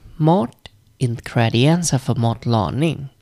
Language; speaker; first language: Swedish; non-native, learner; Vietnamese